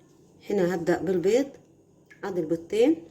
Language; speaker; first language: Arabic; native; Arabic